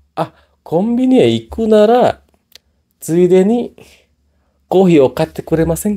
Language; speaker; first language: Japanese; non-native, fluent; Indonesian